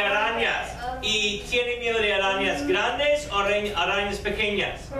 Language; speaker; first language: Spanish; non-native, fluent; English